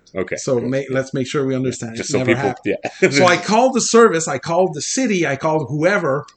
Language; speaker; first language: English; non-native, fluent; French